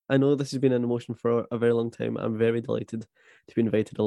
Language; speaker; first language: English; native; English